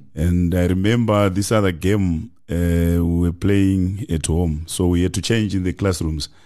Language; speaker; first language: English; non-native, local second language; Shona